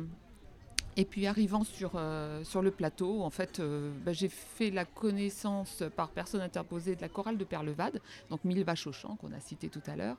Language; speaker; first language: French; native; French